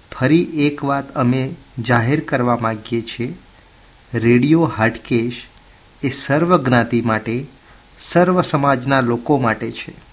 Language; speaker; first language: Gujarati; native; Gujarati